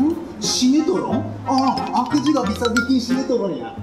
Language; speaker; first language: Indonesian; non-native, learner; Japanese